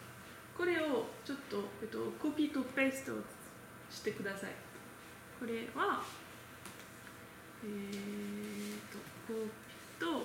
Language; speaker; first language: Japanese; non-native, learner; French